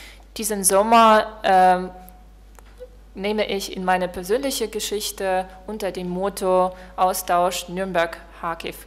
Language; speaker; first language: German; non-native, fluent; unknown